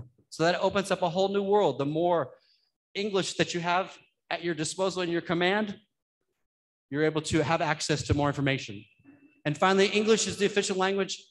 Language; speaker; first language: English; native; English